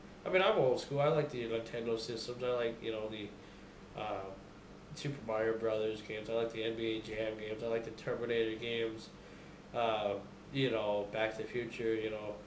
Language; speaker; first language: English; native; English